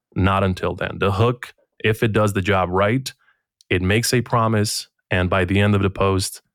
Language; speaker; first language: English; non-native, fluent; Bosnian